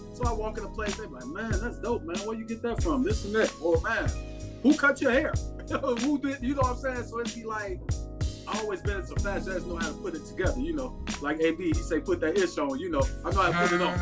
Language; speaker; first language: English; native; English